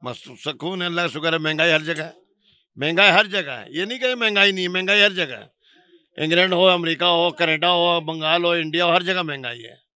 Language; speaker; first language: Urdu; non-native, fluent; Bangla